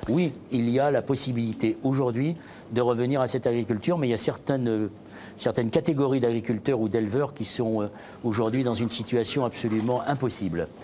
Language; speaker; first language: French; native; French